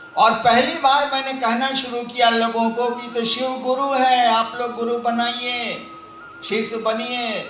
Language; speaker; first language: Hindi; native; Hindi